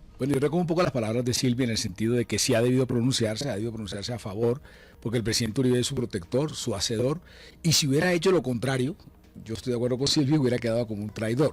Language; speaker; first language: Spanish; native; Spanish